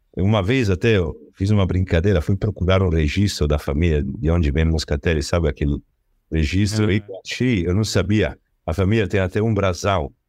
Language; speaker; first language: Portuguese; non-native, fluent; Italian